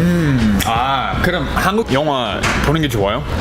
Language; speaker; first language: Korean; non-native, fluent; English